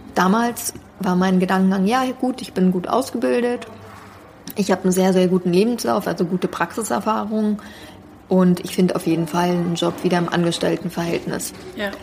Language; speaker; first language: German; native; German